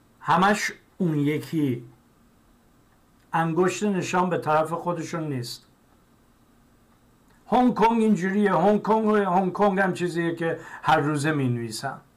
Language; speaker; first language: Persian; native; Persian